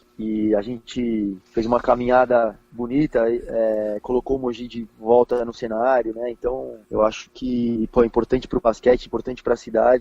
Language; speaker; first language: Portuguese; native; Portuguese